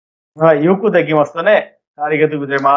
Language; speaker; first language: Japanese; non-native, fluent; Bangla